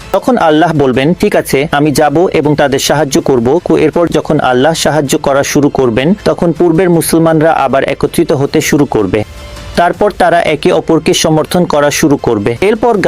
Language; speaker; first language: Bangla; non-native, fluent; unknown